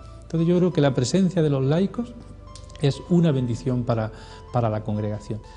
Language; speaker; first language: Spanish; native; Spanish